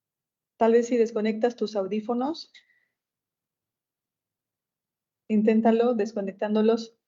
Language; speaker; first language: Spanish; native; Spanish